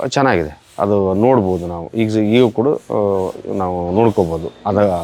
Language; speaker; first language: Kannada; native; Kannada